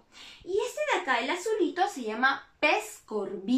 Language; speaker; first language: Spanish; native; Spanish